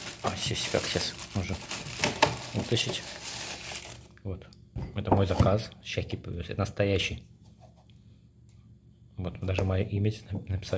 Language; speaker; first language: Russian; non-native, learner; Azerbaijani